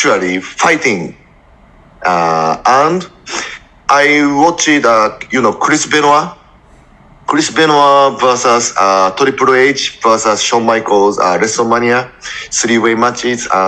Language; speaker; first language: English; non-native, learner; Japanese